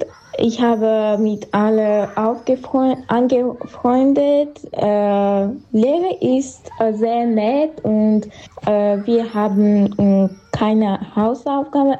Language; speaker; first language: German; non-native, learner; Armenian